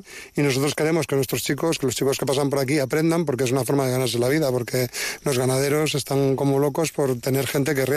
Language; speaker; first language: Spanish; native; Spanish